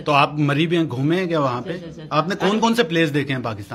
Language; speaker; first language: Urdu; native; Urdu